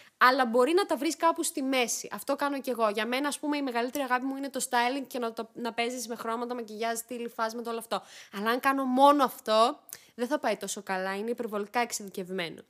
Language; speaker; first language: Greek; early bilingual, other home language; Armenian